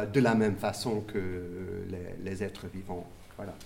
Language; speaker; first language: French; non-native, fluent; English